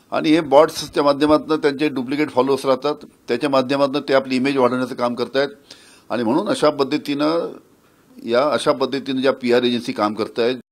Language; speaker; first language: Marathi; native; Marathi